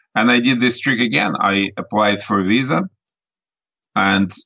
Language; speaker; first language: English; non-native, fluent; Russian